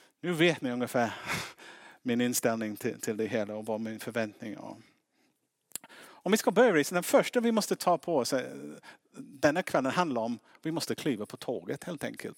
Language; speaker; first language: Swedish; non-native, fluent; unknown